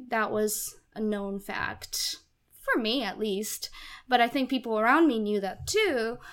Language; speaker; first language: English; non-native, fluent; Japanese